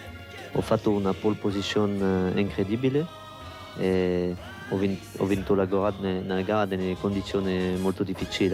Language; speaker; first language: Italian; non-native, fluent; French